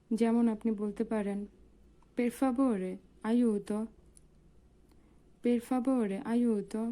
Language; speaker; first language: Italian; non-native, learner; Bangla